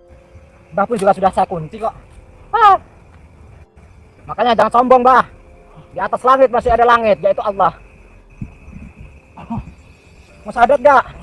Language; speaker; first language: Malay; non-native, local second language; Javanese